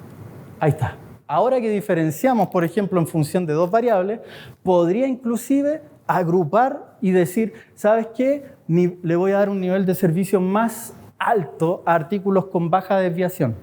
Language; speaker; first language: Spanish; native; Spanish